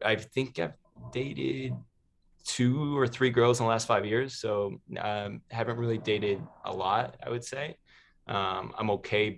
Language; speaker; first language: English; native; English